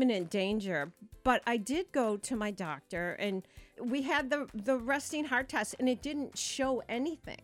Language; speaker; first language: English; native; English